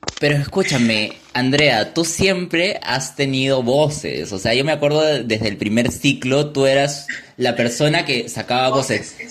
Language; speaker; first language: Spanish; native; Spanish